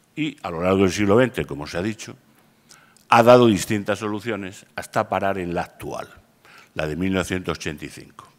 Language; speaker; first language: Spanish; native; Spanish